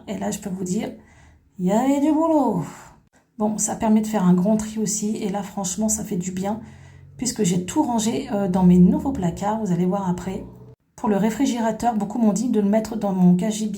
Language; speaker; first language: French; native; French